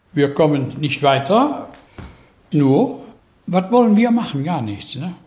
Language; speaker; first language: German; native; German